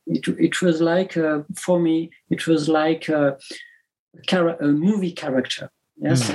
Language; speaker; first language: English; non-native, learner; French